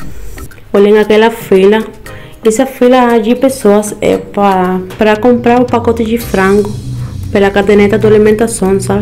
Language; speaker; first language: Portuguese; non-native, learner; Spanish